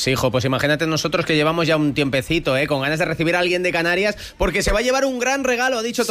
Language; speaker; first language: Spanish; native; Spanish